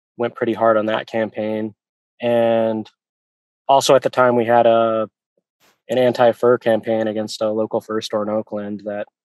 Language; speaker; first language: English; native; English